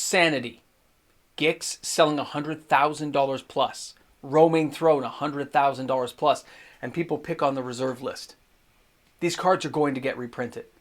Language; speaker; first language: English; native; English